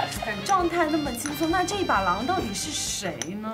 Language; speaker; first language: Chinese; native; Chinese